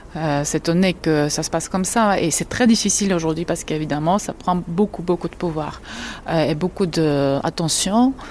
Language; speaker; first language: French; non-native, fluent; Georgian